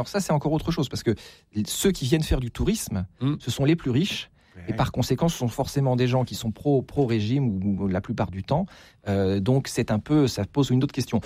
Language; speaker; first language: French; native; French